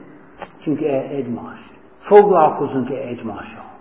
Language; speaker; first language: Hungarian; non-native, fluent; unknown